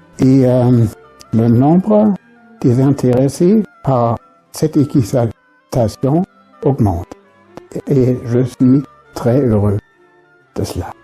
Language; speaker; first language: French; non-native, fluent; German